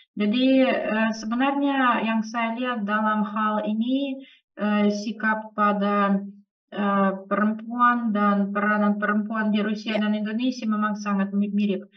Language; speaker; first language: Indonesian; non-native, fluent; Russian